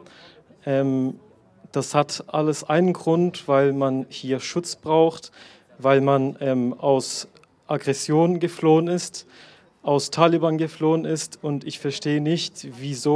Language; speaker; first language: German; non-native, fluent; Persian